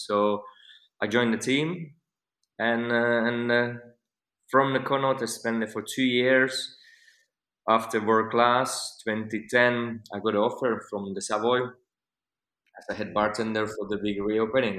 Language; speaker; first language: English; non-native, fluent; Slovak